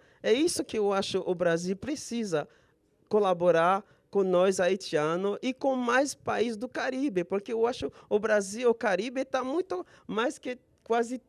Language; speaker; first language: Portuguese; non-native, fluent; Haitian Creole